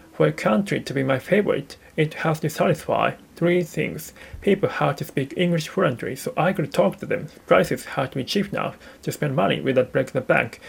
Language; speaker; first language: English; non-native, learner; Japanese